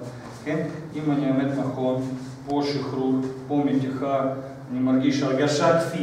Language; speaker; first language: Hebrew; non-native, fluent; Russian